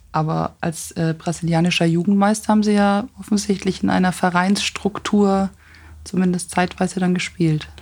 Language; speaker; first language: German; native; German